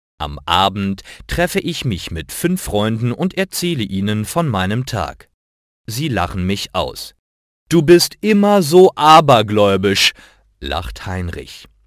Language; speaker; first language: German; native; German